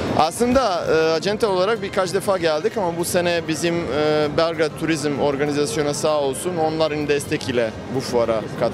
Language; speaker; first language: Turkish; non-native, fluent; Serbian